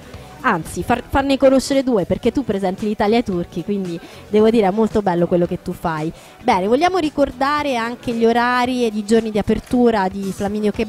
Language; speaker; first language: Italian; native; Italian